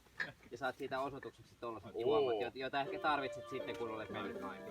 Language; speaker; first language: Finnish; native; Finnish